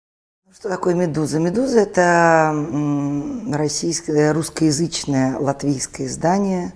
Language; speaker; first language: Russian; native; Russian